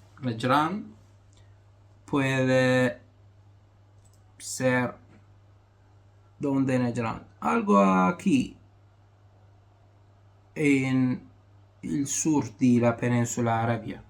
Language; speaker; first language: Spanish; non-native, fluent; Arabic